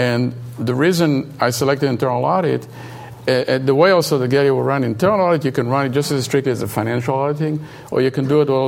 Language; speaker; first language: English; non-native, fluent; Hebrew